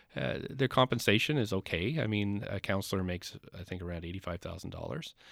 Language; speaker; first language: English; native; English